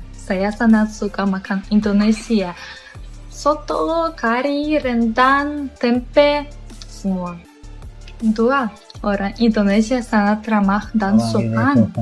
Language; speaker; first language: Indonesian; non-native, learner; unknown